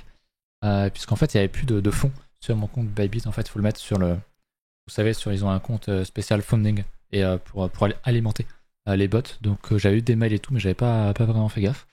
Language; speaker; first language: French; native; French